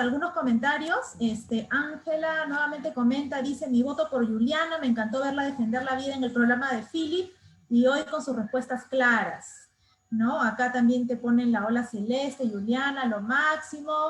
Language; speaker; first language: Spanish; native; Spanish